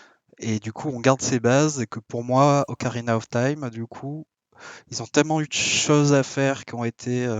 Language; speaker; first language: French; native; French